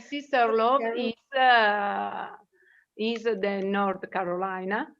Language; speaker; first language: English; non-native, learner; Italian